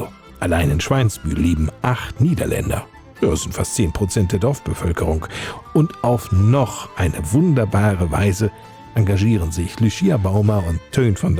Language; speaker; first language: German; native; German